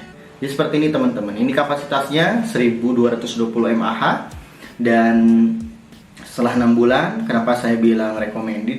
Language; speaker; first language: Indonesian; native; Indonesian